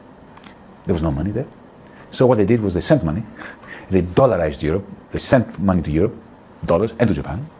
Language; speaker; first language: English; non-native, fluent; Greek